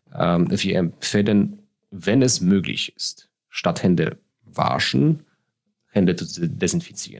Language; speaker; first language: German; non-native, fluent; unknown